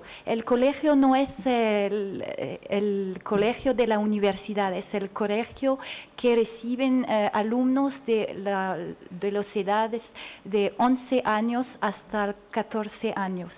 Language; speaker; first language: Spanish; non-native, learner; French